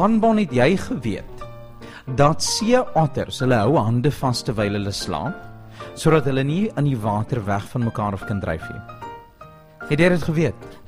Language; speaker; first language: Afrikaans; non-native, local second language; English